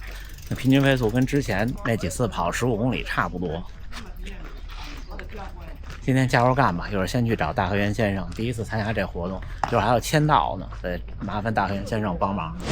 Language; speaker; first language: Chinese; native; Chinese